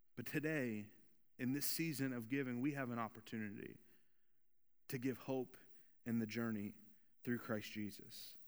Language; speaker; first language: English; native; English